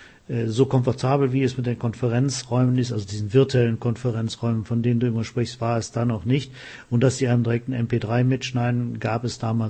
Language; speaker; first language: German; native; German